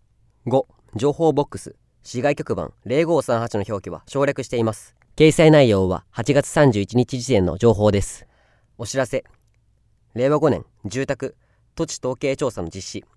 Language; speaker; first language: Japanese; native; Japanese